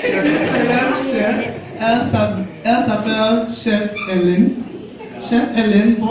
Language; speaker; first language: French; non-native, learner; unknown